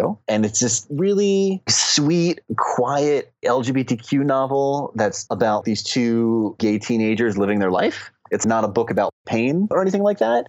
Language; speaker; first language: English; native; English